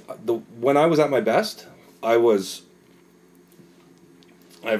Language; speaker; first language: English; native; English